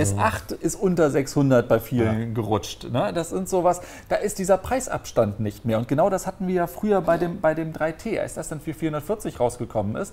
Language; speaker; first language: German; native; German